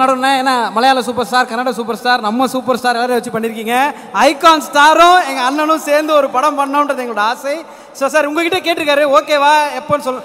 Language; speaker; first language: Tamil; native; Tamil